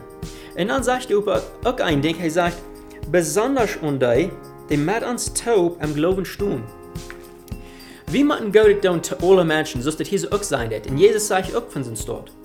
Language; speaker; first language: German; non-native, learner; Afrikaans